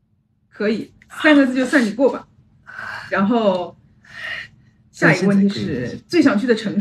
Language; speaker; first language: Chinese; native; Chinese